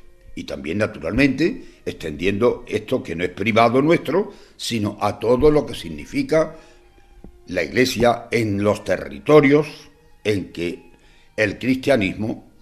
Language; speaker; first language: Spanish; native; Spanish